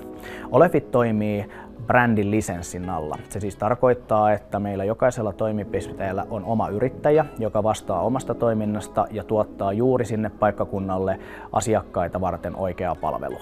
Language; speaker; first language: Finnish; native; Finnish